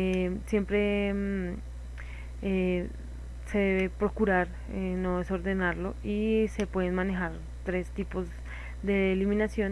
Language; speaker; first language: Spanish; native; Spanish